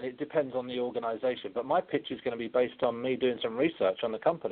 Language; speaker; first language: English; native; English